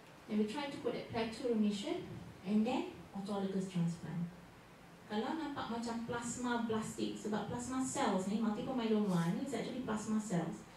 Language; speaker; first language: English; non-native, local second language; Malay